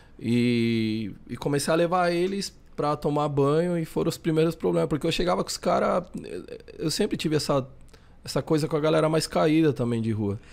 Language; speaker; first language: Portuguese; early bilingual, other home language; Spanish